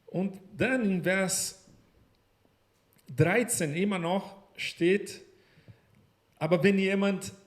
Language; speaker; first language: German; non-native, learner; Portuguese